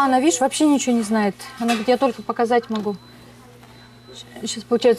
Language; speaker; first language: Russian; native; Russian